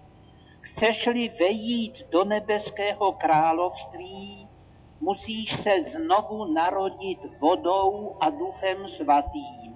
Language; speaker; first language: Czech; native; Czech